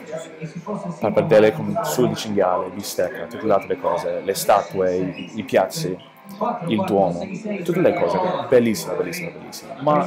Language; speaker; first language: Italian; non-native, learner; English